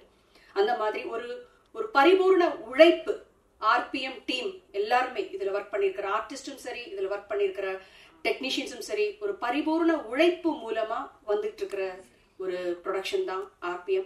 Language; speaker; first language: Tamil; native; Tamil